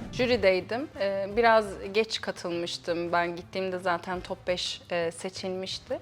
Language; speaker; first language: Turkish; early bilingual, heritage; Turkish